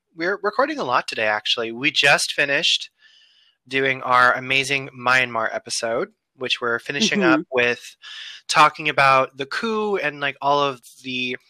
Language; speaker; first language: English; native; English